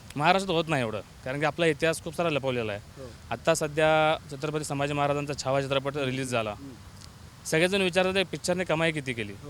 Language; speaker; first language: Marathi; native; Marathi